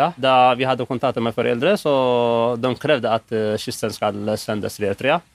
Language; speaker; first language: Norwegian; non-native, fluent; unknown